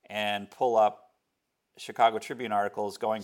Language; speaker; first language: English; native; English